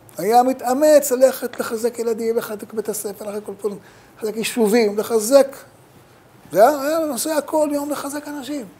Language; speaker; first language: Hebrew; native; Hebrew